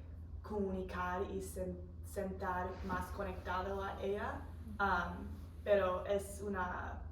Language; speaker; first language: Spanish; non-native, fluent; English